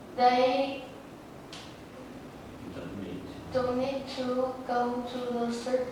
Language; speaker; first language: English; non-native, learner; Vietnamese